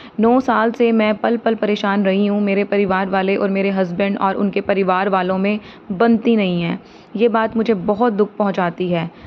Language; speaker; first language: Hindi; native; Hindi